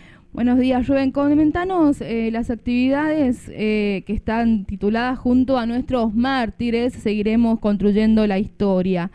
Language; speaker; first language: Spanish; native; Spanish